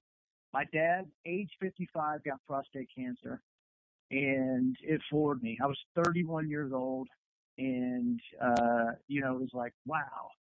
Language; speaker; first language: English; native; English